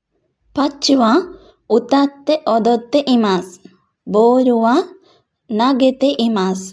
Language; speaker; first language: Japanese; non-native, fluent; Sinhala